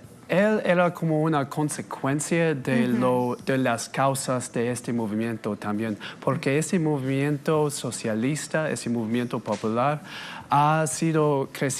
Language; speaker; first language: Spanish; non-native, fluent; English